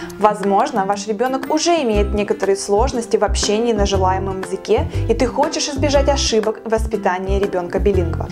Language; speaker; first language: Russian; native; Russian